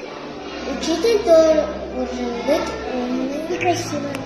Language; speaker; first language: Russian; non-native, local second language; Kazakh